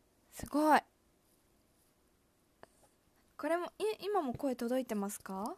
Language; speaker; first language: Japanese; native; Japanese